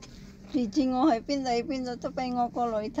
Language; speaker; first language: Cantonese; non-native, learner; Indonesian